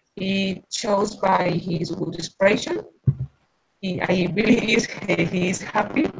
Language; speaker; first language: English; non-native, learner; Spanish